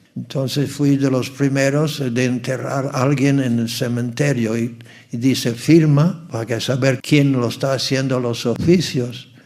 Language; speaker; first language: Spanish; non-native, fluent; English